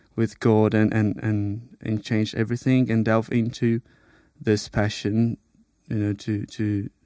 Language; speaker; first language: English; non-native, fluent; Portuguese